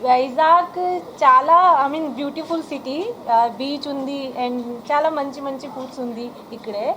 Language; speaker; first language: Telugu; non-native, learner; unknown